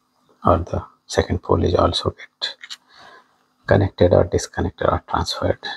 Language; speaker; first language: English; non-native, fluent; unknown